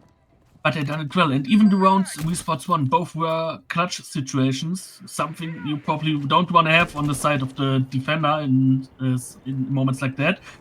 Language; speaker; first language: English; non-native, fluent; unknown